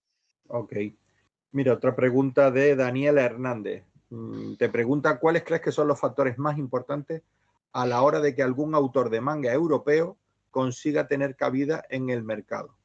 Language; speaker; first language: Spanish; native; Spanish